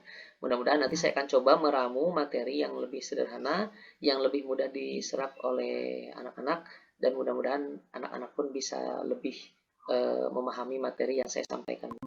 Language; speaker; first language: Indonesian; native; Indonesian